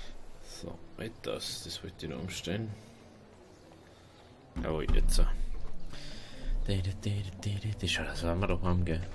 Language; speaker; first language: German; native; German